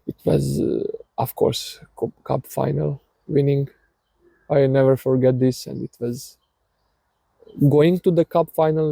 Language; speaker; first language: English; non-native, learner; Serbian